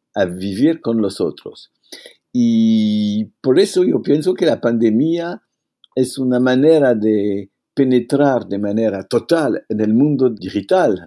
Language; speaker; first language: Spanish; non-native, fluent; French